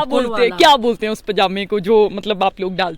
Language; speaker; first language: Hindi; native; Hindi